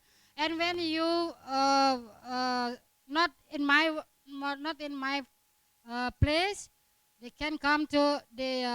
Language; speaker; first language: English; non-native, learner; Indonesian